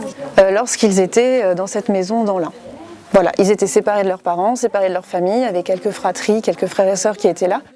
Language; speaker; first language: French; native; French